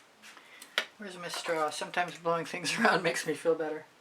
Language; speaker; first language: English; native; English